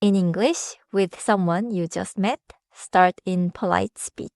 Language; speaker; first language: English; non-native, fluent; Korean